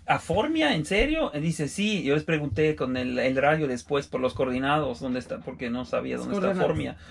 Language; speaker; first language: Spanish; non-native, fluent; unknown